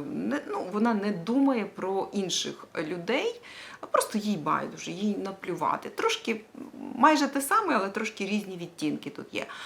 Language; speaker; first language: Ukrainian; non-native, local second language; Russian